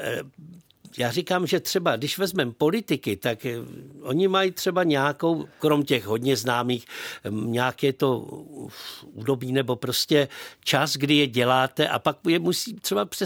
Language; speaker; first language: Czech; native; Czech